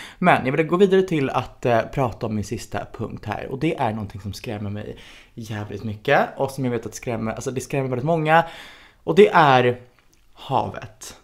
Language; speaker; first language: Swedish; native; Swedish